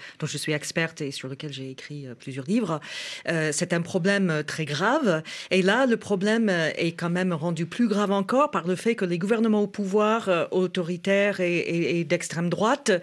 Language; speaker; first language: French; non-native, fluent; English